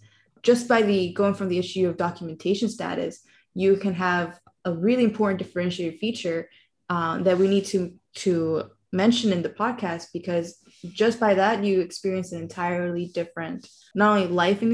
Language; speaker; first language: English; non-native, fluent; Spanish